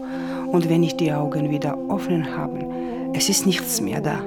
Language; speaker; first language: German; non-native, learner; Georgian